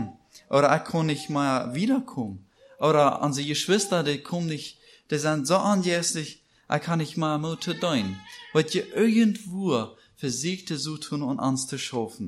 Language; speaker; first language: German; non-native, learner; Plautdietsch